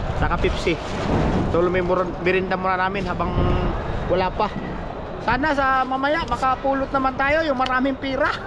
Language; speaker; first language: Filipino; native; Filipino